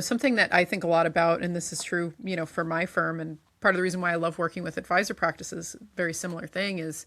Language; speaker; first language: English; native; English